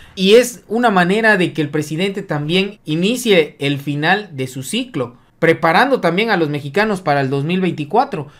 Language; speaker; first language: Spanish; native; Spanish